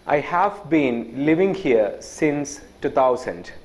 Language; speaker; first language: English; non-native, local second language; Malayalam